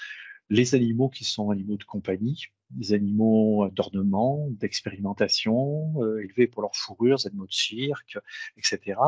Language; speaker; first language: French; native; French